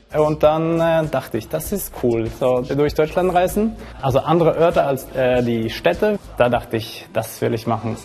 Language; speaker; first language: German; non-native, fluent; Norwegian